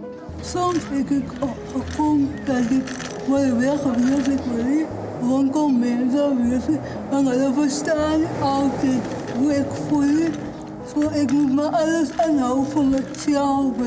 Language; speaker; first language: Dutch; non-native, learner; Afrikaans